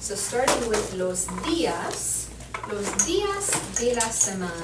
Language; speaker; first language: Spanish; non-native, learner; English